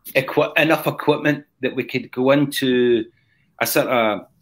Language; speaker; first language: English; native; English